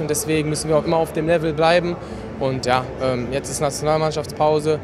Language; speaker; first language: German; native; German